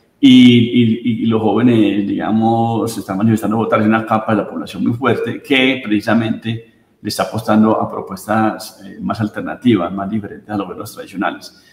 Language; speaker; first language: Spanish; native; Spanish